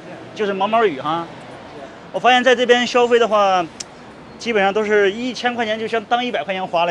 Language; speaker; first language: Chinese; native; Chinese